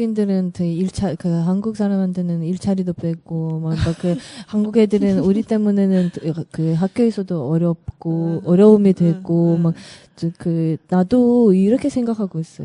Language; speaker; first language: Korean; non-native, learner; Russian